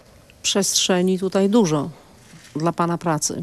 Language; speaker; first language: Polish; native; Polish